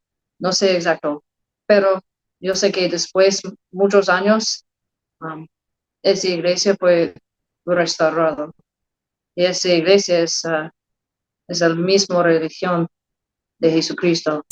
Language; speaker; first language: Spanish; non-native, learner; English